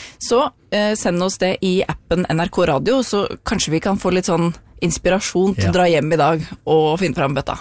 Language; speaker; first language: Norwegian; native; Norwegian